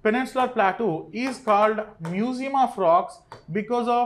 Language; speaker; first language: English; non-native, local second language; Telugu